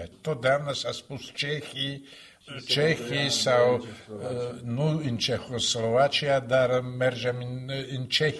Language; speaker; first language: Romanian; non-native, fluent; Slovak